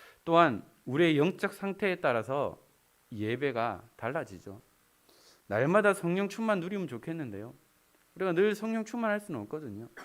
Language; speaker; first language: Korean; native; Korean